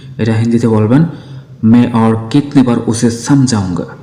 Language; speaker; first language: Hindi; non-native, fluent; Bangla